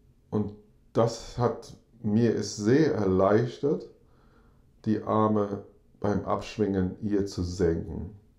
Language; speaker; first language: German; non-native, fluent; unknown